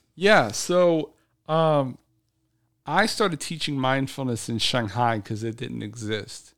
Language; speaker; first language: English; native; English